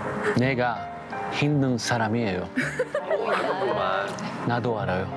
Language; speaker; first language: Korean; non-native, learner; Italian